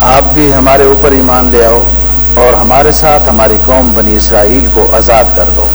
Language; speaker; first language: Urdu; native; Urdu